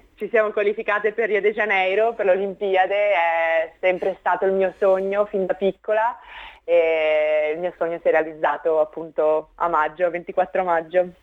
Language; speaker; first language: Italian; native; Italian